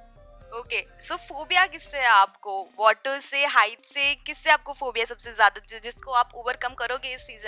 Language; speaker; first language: Hindi; native; Hindi